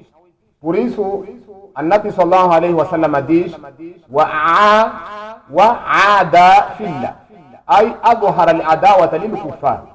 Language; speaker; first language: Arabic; non-native, fluent; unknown